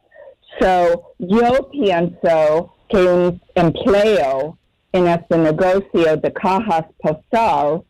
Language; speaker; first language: Spanish; non-native, fluent; English